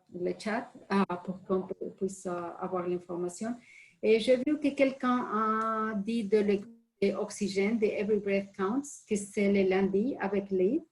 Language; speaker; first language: French; non-native, fluent; Spanish